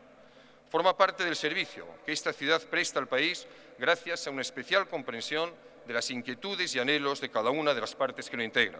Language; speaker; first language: Spanish; native; Spanish